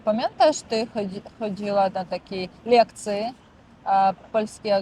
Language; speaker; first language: Polish; non-native, learner; Russian